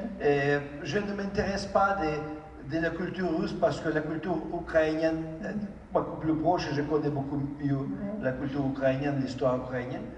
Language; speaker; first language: French; non-native, fluent; Russian